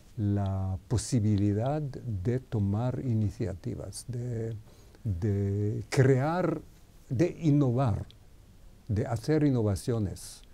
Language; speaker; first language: Spanish; non-native, fluent; Hebrew